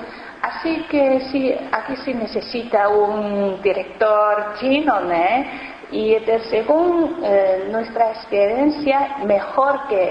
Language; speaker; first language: Spanish; non-native, learner; Chinese